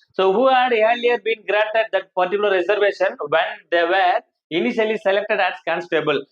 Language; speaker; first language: English; non-native, local second language; Tamil